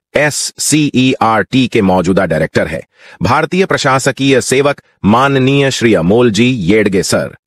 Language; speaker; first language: Hindi; non-native, local second language; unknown